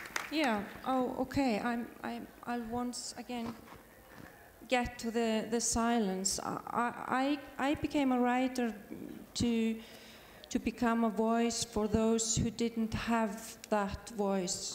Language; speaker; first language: English; non-native, fluent; Icelandic